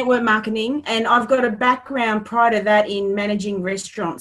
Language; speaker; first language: English; native; English